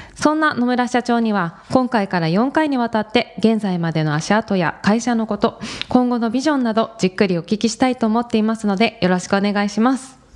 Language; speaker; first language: Japanese; native; Japanese